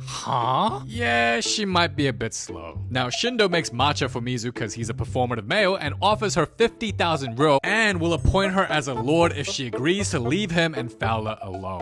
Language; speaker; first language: English; native; English